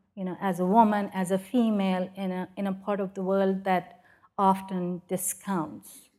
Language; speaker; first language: English; non-native, local second language; Urdu